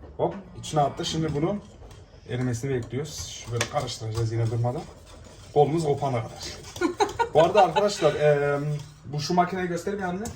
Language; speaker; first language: Turkish; early bilingual, heritage; Turkish